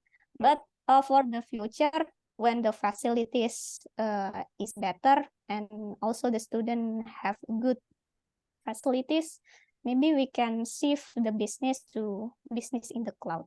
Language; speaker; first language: English; non-native, learner; Indonesian